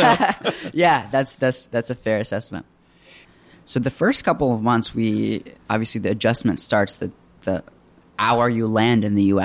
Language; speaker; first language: English; early bilingual, other home language; Arabic